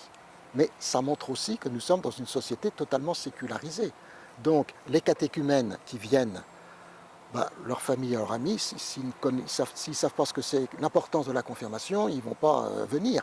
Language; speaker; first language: French; native; French